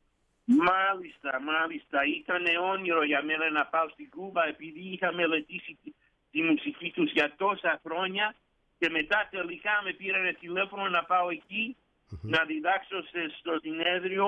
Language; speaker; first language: Greek; early bilingual, heritage; Greek